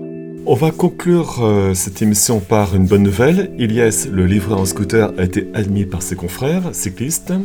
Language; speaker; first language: French; native; French